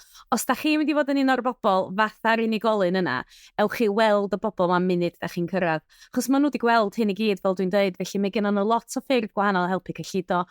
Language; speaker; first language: Welsh; native; Welsh